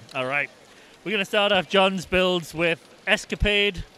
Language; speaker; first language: English; native; English